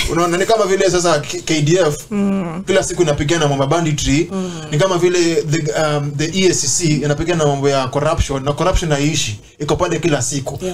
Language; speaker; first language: Swahili; non-native, local second language; Luo (Kenya and Tanzania)